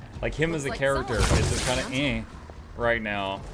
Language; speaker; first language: English; native; English